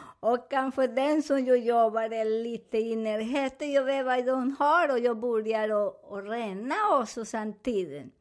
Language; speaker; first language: Swedish; non-native, fluent; Spanish